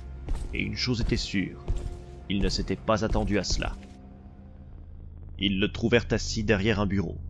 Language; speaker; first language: French; native; French